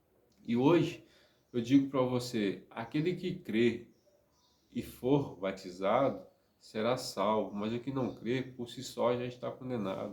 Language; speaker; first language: Portuguese; native; Portuguese